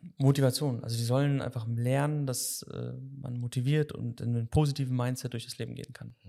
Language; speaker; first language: German; native; German